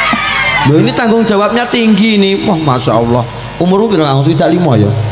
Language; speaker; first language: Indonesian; non-native, local second language; Javanese